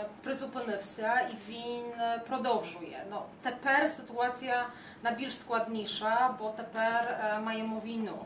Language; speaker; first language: Ukrainian; non-native, fluent; Polish